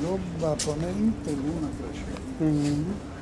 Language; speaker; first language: Spanish; non-native, fluent; Italian